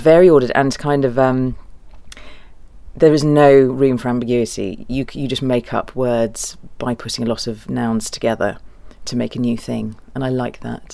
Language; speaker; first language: English; early bilingual, other home language; German